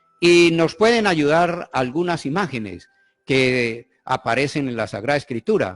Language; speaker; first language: Spanish; native; Spanish